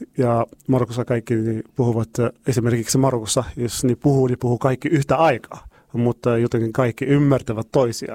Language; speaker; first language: Finnish; non-native, learner; Arabic